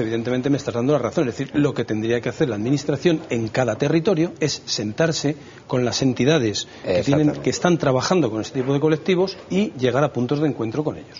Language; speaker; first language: Spanish; native; Spanish